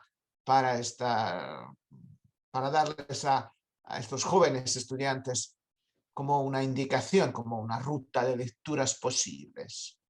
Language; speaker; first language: Spanish; non-native, fluent; Italian